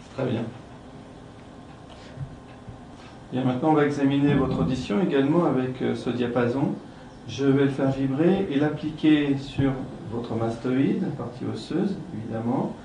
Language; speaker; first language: French; native; French